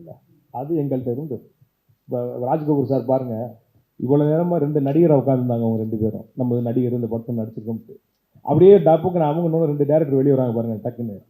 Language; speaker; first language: Tamil; native; Tamil